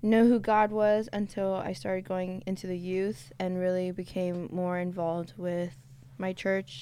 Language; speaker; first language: English; native; English